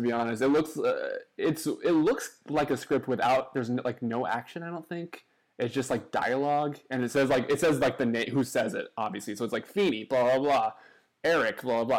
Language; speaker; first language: English; native; English